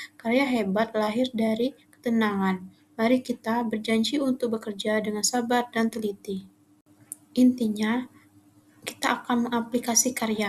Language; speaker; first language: Indonesian; native; Indonesian